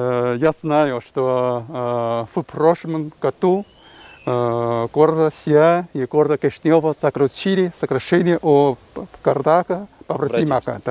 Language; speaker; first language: Russian; non-native, fluent; Chinese